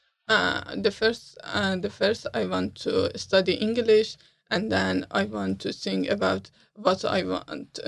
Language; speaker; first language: English; non-native, learner; Persian